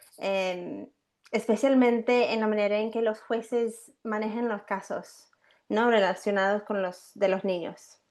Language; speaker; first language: Spanish; non-native, fluent; English